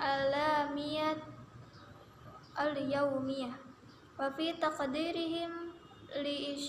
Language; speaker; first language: Arabic; non-native, learner; Indonesian